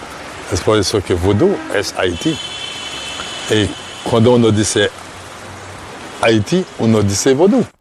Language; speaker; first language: Spanish; non-native, fluent; Haitian Creole